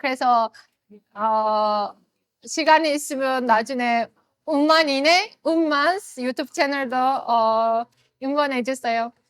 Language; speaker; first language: Korean; non-native, learner; Azerbaijani